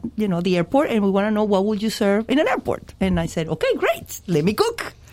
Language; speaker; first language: English; non-native, fluent; Spanish